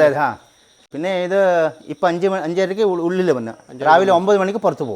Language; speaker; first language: Malayalam; non-native, learner; Kannada